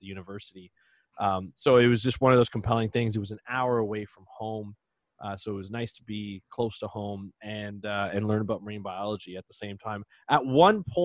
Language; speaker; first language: English; native; English